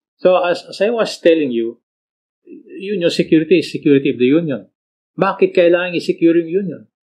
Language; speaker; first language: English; non-native, local second language; Filipino